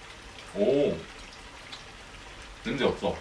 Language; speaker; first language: Korean; native; Korean